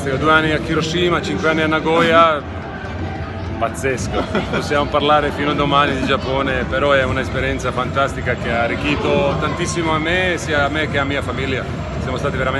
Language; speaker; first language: Italian; non-native, fluent; Croatian